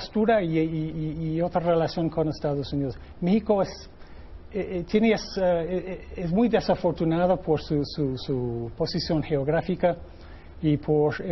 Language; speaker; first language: Spanish; non-native, fluent; English